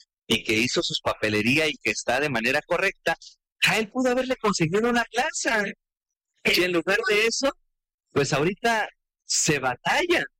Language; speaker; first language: Spanish; native; Spanish